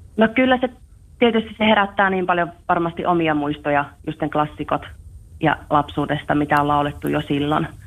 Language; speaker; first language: Finnish; native; Finnish